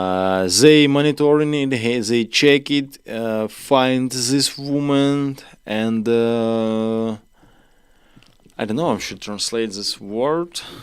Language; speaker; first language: English; non-native, learner; Ukrainian